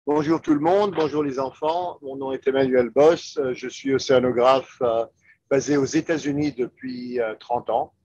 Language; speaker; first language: French; non-native, fluent; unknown